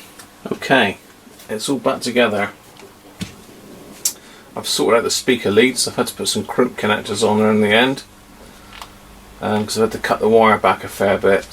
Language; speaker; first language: English; native; English